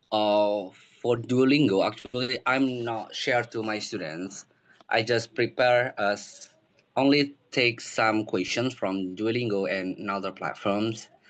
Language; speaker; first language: English; non-native, learner; Indonesian